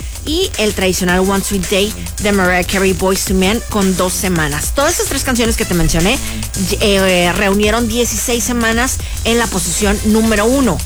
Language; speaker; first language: Spanish; native; Spanish